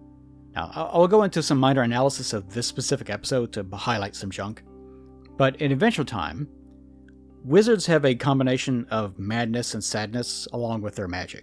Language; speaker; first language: English; native; English